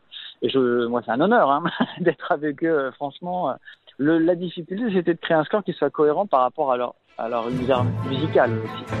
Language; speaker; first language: French; native; French